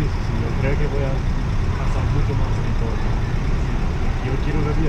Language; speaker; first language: Spanish; non-native, learner; English